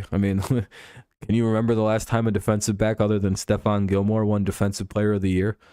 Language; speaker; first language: English; native; English